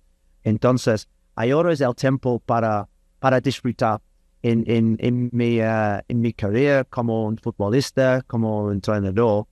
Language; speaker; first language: Spanish; non-native, learner; English